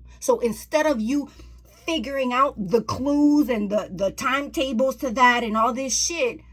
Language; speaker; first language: English; native; English